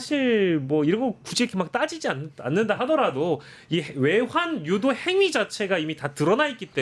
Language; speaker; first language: Korean; native; Korean